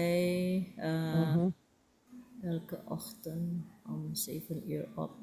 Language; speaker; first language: Dutch; non-native, learner; Indonesian